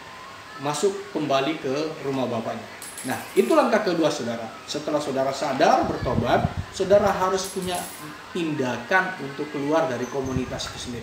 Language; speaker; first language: Indonesian; native; Indonesian